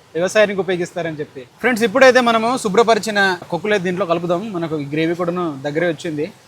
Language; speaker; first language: Telugu; native; Telugu